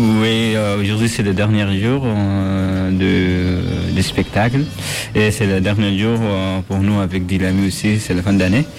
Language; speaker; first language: French; non-native, learner; Arabic